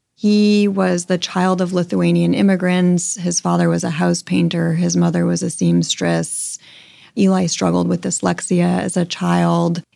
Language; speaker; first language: English; native; English